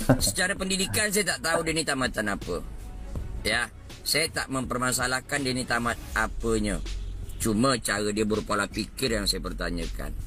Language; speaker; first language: Malay; native; Malay